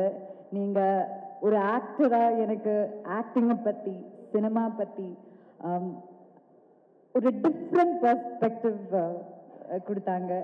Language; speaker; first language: Tamil; non-native, local second language; Malayalam